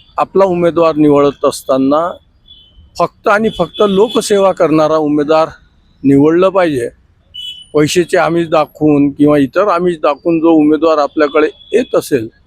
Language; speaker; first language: Marathi; native; Marathi